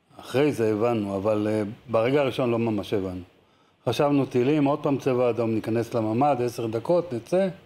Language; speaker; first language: Hebrew; native; Hebrew